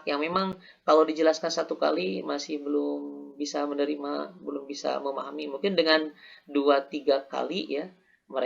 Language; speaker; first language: Indonesian; native; Indonesian